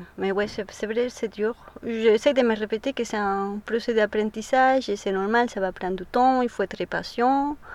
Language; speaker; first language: French; non-native, fluent; Spanish